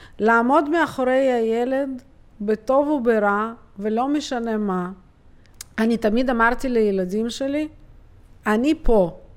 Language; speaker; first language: Hebrew; native; Hebrew